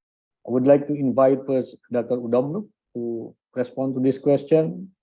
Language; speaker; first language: English; non-native, fluent; Indonesian